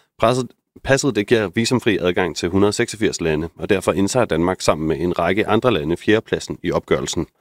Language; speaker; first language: Danish; native; Danish